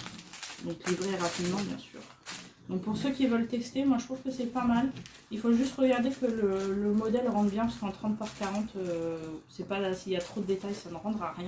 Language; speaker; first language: French; native; French